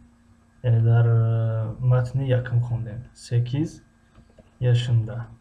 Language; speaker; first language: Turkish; non-native, fluent; Tajik